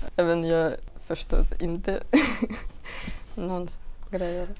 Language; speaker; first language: Swedish; non-native, fluent; Russian